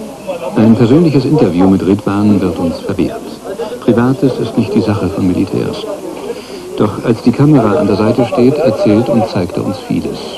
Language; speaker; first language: German; native; German